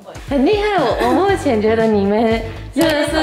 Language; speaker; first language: Chinese; non-native, fluent; Japanese